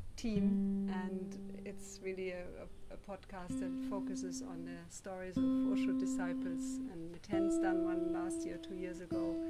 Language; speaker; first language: English; non-native, fluent; German